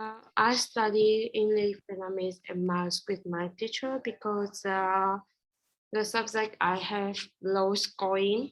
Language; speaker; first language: English; non-native, learner; Vietnamese